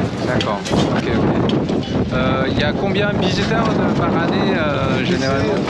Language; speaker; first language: French; non-native, learner; Korean